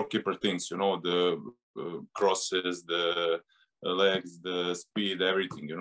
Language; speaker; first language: English; non-native, learner; Serbian